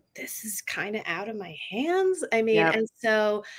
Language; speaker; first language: English; native; English